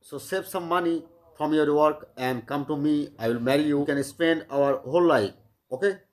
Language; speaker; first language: English; non-native, learner; Bangla